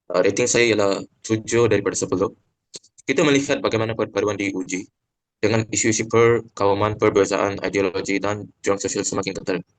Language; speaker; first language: Malay; non-native, local second language; Tamil